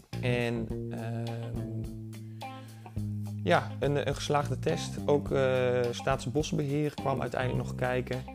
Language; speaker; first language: Dutch; native; Dutch